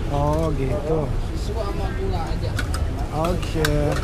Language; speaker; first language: Indonesian; non-native, learner; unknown